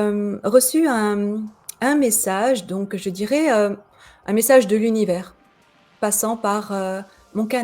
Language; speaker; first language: French; native; French